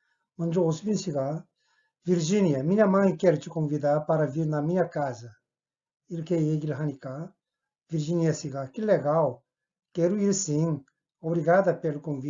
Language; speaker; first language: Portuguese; non-native, fluent; Korean